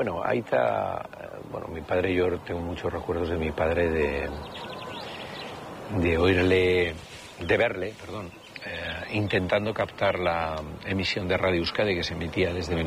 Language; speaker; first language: Spanish; native; Spanish